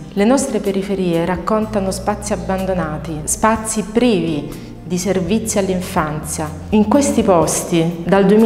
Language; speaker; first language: Italian; native; Italian